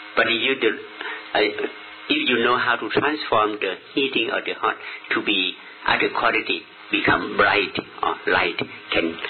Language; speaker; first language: English; non-native, learner; Thai